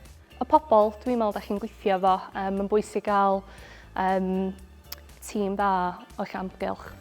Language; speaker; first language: Welsh; native; Welsh